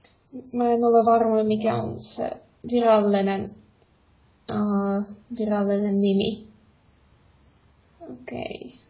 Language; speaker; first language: Finnish; non-native, fluent; Russian